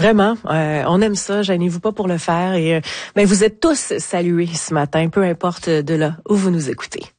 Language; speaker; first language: French; native; French